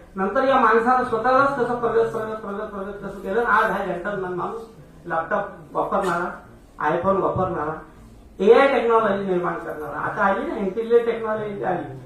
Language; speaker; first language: Marathi; non-native, local second language; Hindi